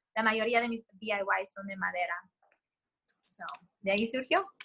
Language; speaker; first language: Spanish; early bilingual, heritage; Spanish